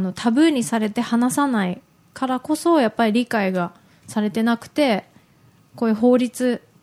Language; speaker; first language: Japanese; early bilingual, heritage; Japanese